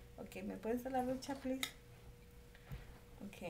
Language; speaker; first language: Spanish; early bilingual, heritage; Spanish